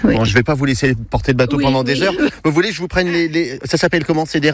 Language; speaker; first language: French; native; French